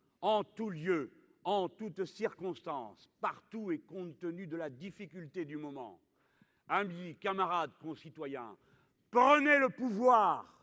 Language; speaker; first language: French; native; French